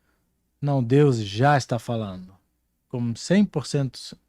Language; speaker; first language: Portuguese; non-native, fluent; Dutch